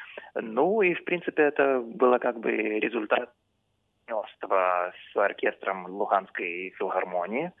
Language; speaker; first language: Russian; non-native, fluent; Lithuanian